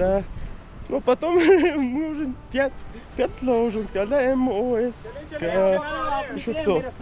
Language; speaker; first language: Russian; non-native, learner; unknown